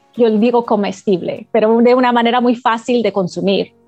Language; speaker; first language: Spanish; non-native, fluent; English